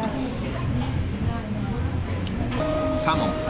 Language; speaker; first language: English; native; English